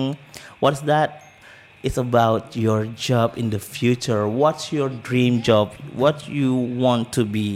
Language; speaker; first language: English; non-native, learner; Indonesian